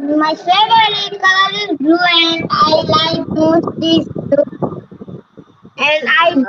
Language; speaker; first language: English; non-native, learner; Bangla